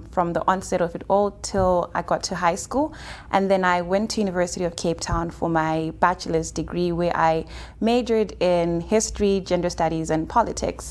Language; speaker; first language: English; non-native, local second language; Shona